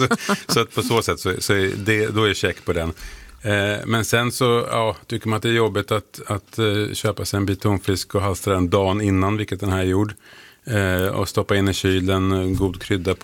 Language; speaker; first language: Swedish; native; Swedish